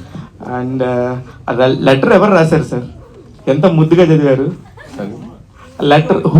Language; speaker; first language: Telugu; native; Telugu